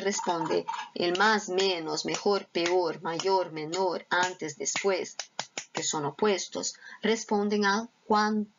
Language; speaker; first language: Spanish; non-native, fluent; Portuguese